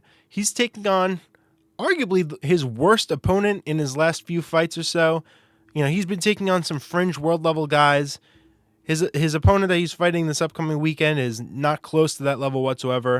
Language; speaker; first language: English; native; English